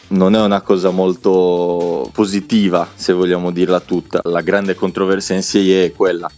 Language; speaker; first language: Italian; native; Italian